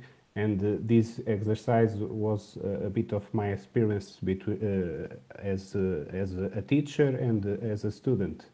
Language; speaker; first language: English; non-native, learner; Portuguese